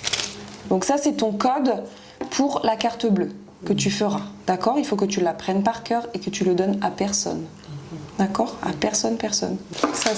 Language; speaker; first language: French; native; French